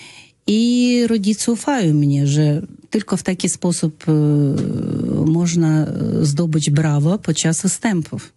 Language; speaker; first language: Polish; non-native, learner; Russian